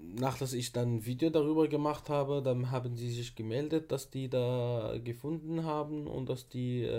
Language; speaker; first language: German; non-native, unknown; Arabic